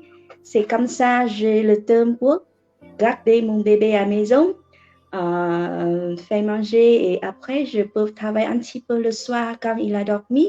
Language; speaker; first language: French; non-native, learner; Vietnamese